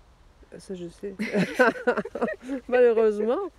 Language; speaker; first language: French; non-native, fluent; Russian